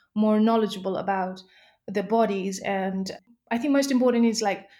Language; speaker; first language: English; non-native, local second language; Nepali